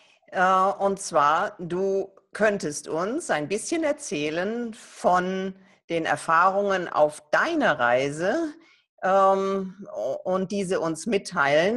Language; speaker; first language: German; native; German